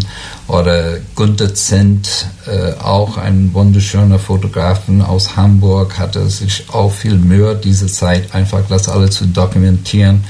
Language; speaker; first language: German; non-native, learner; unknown